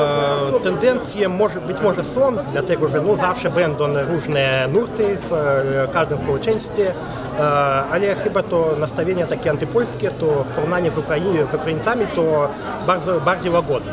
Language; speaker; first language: Polish; non-native, fluent; Belarusian